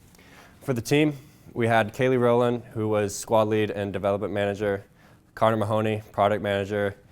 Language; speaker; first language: English; native; English